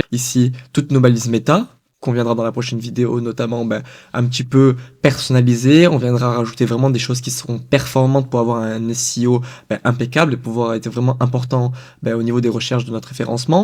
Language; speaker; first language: French; native; French